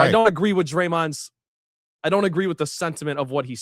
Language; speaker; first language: English; native; English